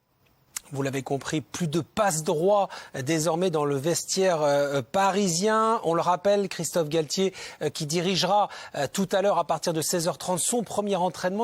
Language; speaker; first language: French; native; French